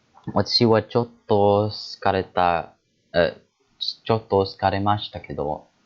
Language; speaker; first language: Japanese; non-native, learner; English